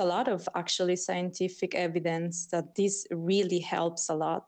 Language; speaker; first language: English; non-native, fluent; Spanish